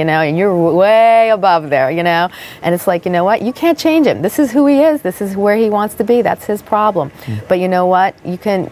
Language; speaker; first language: English; native; English